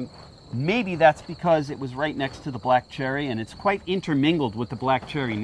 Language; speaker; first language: English; native; English